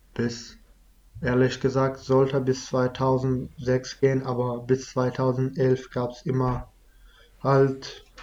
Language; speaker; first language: German; non-native, fluent; Kurdish